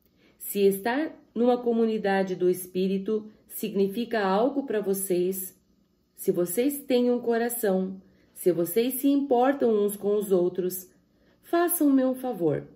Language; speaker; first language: Portuguese; native; Portuguese